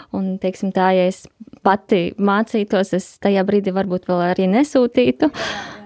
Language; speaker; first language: Latvian; non-native, local second language; Russian